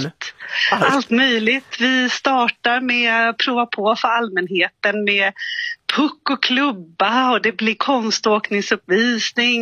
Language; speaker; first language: Swedish; native; Swedish